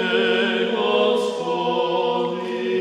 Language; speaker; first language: Bosnian; native; Bosnian